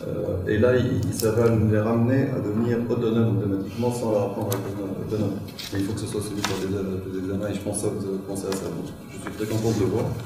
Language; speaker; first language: French; non-native, local second language; Arabic